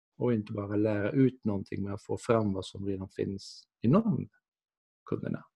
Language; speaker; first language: Swedish; non-native, fluent; Dutch